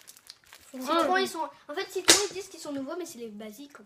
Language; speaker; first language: French; native; French